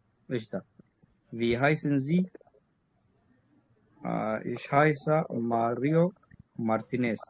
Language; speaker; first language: German; non-native, learner; Arabic